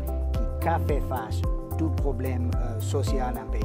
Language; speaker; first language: Haitian Creole; non-native, fluent; English